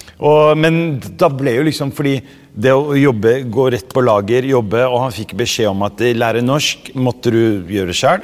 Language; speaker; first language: Norwegian; early bilingual, other home language; Arabic